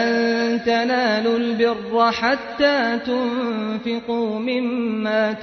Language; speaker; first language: Arabic; native; Arabic